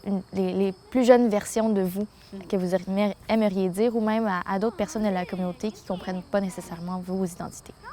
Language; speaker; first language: French; native; French